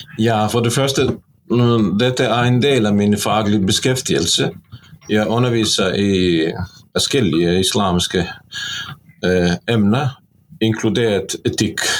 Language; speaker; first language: Norwegian; non-native, fluent; Bosnian